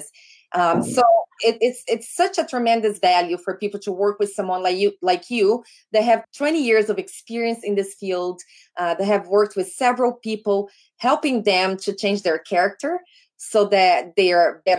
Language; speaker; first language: English; non-native, fluent; Portuguese